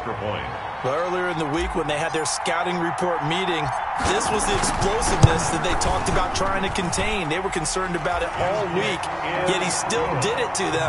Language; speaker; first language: English; native; English